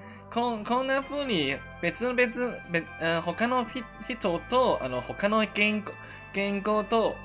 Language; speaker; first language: Japanese; non-native, learner; Cantonese